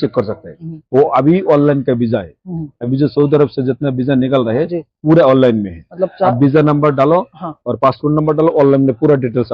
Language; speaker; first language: Hindi; non-native, local second language; Bangla